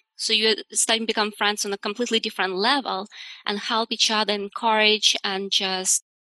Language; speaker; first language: English; non-native, fluent; Russian